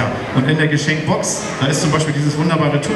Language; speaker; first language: German; native; German